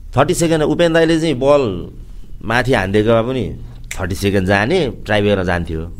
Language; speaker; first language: Nepali; native; Nepali